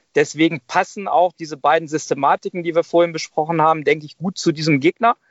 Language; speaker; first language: German; native; German